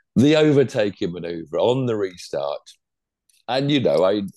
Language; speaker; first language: English; native; English